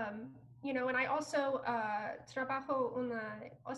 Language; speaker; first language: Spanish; non-native, learner; English